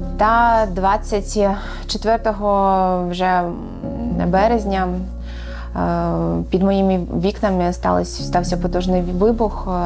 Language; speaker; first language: Ukrainian; native; Ukrainian